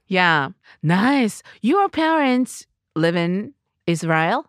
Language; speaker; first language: English; non-native, learner; Japanese